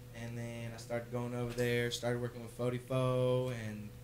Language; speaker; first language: English; native; English